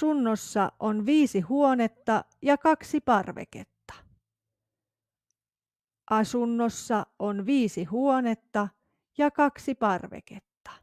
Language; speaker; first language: Finnish; non-native, fluent; English